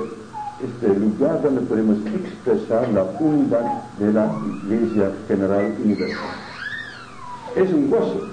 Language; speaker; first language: Spanish; non-native, fluent; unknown